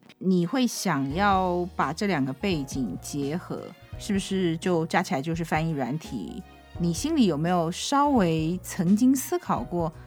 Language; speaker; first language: Chinese; native; Chinese